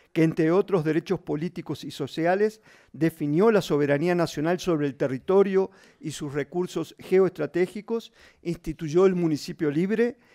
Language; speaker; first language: Spanish; native; Spanish